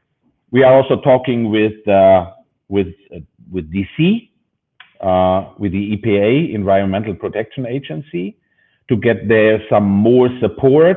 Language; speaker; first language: English; non-native, fluent; German